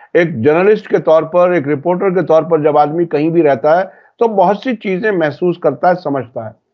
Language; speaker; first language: Hindi; native; Hindi